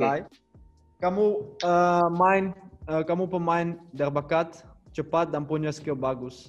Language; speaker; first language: Indonesian; non-native, learner; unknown